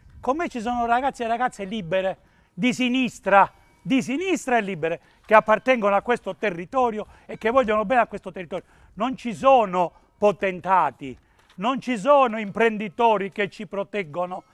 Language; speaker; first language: Italian; native; Italian